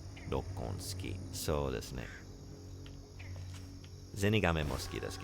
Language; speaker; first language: Japanese; non-native, learner; English